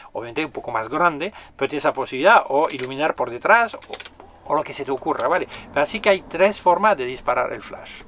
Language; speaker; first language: Spanish; non-native, fluent; French